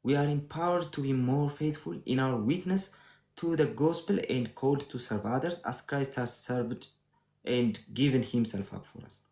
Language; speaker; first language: English; non-native, local second language; Amharic